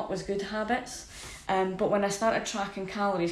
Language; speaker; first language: English; native; English